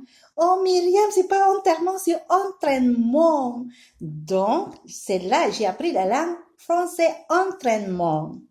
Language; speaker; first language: French; non-native, learner; Filipino